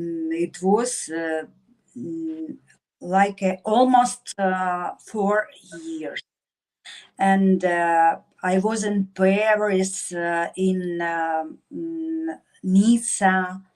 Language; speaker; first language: English; non-native, learner; Russian